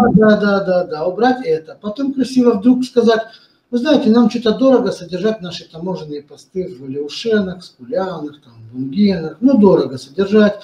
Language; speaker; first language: Russian; non-native, local second language; Romanian